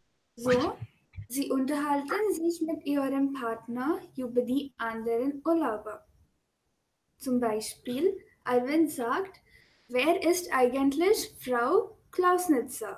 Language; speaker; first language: German; non-native, fluent; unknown